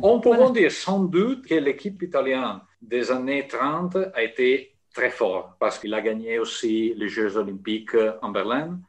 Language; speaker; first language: French; non-native, fluent; Italian